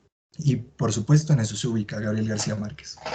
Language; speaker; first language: Spanish; native; Spanish